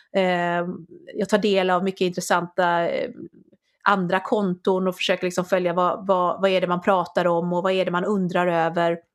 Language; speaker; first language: Swedish; native; Swedish